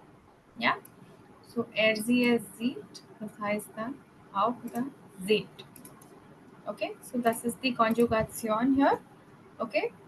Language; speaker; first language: German; non-native, fluent; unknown